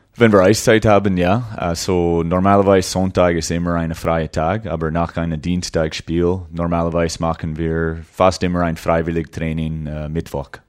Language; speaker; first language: German; early bilingual, heritage; English